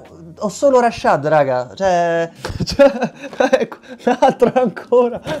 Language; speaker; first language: Italian; native; Italian